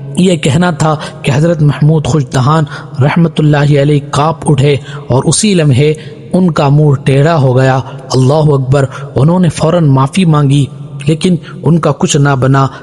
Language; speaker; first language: Urdu; native; Urdu